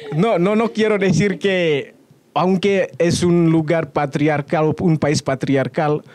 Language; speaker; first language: Spanish; non-native, fluent; Indonesian